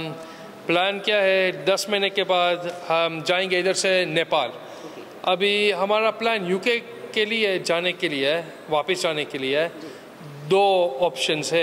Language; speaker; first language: Hindi; early bilingual, heritage; Hindi